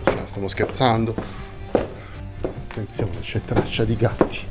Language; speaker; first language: Italian; native; Italian